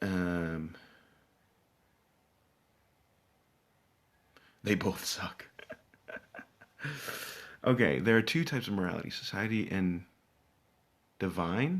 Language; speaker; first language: English; native; English